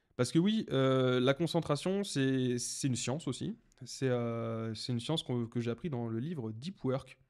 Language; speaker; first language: French; native; French